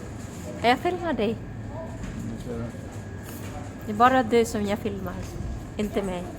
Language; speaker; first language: Swedish; non-native, learner; Filipino